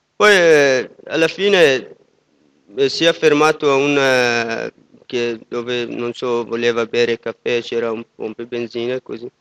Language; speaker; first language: Italian; non-native, fluent; Persian